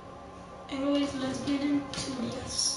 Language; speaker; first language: English; native; English